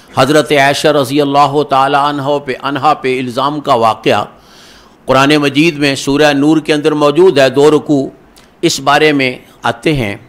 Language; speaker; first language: Urdu; non-native, local second language; Punjabi